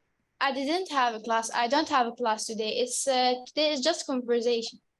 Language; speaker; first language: English; non-native, learner; Arabic